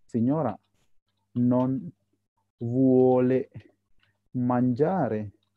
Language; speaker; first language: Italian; non-native, fluent; Sinhala